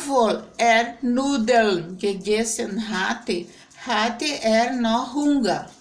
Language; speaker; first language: German; non-native, fluent; Portuguese